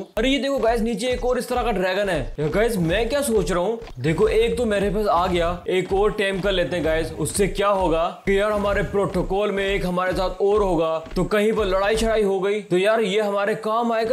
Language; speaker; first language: Hindi; native; Hindi